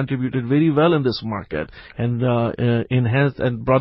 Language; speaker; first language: English; non-native, local second language; Urdu